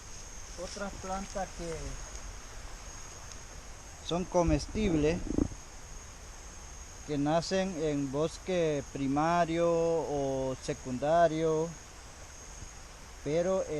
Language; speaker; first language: Spanish; non-native, local second language; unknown